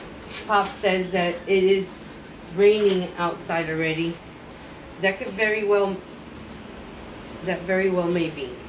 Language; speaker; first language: English; early bilingual, other home language; Spanish